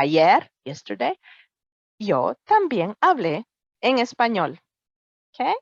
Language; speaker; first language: Spanish; non-native, fluent; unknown